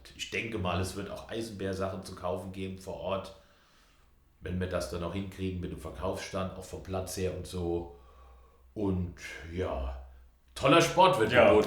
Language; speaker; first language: German; native; German